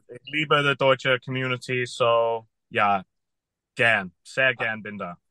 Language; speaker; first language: German; non-native, learner; English